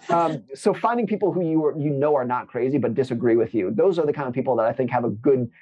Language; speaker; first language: English; native; English